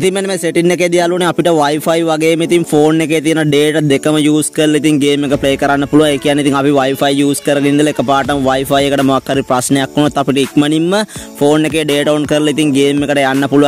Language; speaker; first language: Sinhala; native; Sinhala